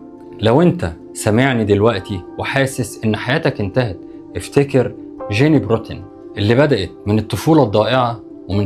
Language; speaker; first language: Arabic; native; Arabic